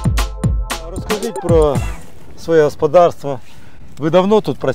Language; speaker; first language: Ukrainian; native; Ukrainian